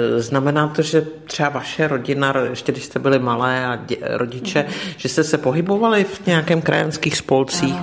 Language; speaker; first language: Czech; native; Czech